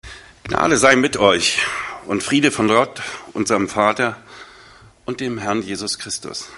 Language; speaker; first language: German; native; German